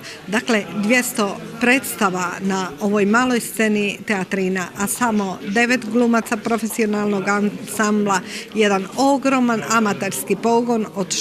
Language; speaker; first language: Croatian; native; Croatian